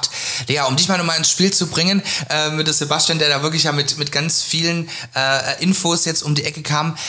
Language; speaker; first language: German; native; German